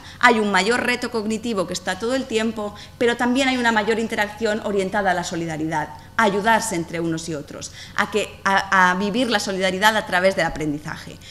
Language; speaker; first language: Spanish; native; Spanish